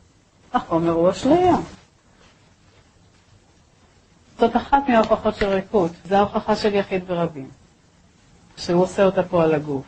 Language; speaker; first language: Hebrew; native; Hebrew